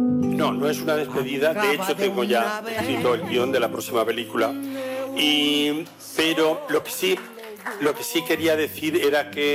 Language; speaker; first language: Spanish; native; Spanish